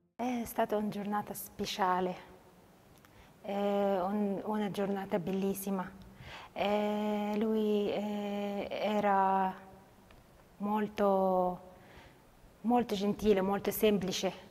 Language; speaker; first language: Italian; non-native, learner; Arabic